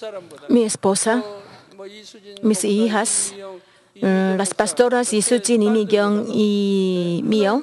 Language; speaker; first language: Spanish; non-native, learner; Korean